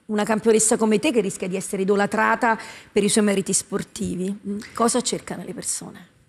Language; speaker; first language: Italian; native; Italian